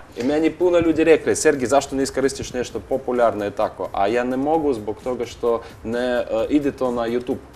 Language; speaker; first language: Bosnian; non-native, learner; Russian